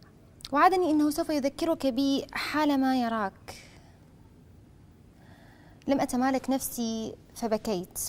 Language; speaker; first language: Arabic; native; Arabic